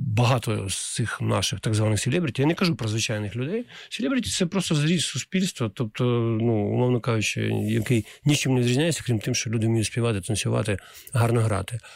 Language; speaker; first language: Ukrainian; non-native, local second language; Russian